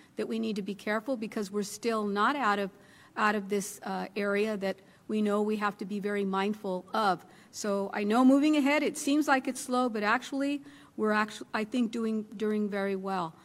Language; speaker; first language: English; early bilingual, other home language; Spanish